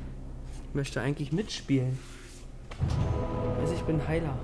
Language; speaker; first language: German; native; German